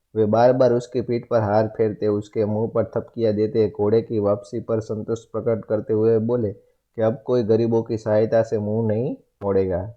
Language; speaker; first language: Hindi; non-native, local second language; Gujarati